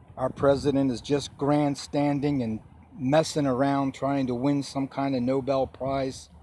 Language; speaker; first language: English; native; English